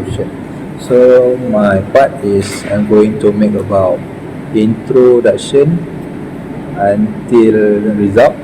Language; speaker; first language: English; non-native, learner; Malay